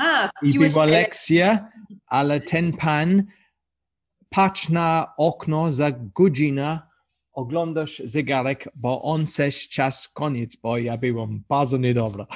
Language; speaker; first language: Polish; non-native, learner; English